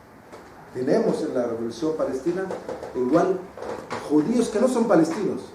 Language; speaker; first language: Spanish; non-native, fluent; Arabic